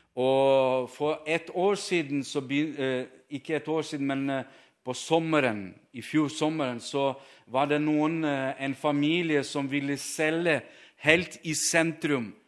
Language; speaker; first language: Norwegian; non-native, fluent; Ukrainian